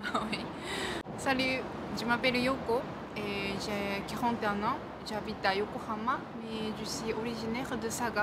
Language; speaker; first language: French; non-native, fluent; Japanese